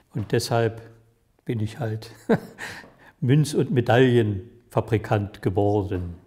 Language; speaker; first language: German; native; German